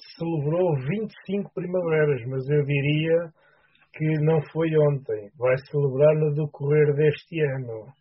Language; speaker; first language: Portuguese; native; Portuguese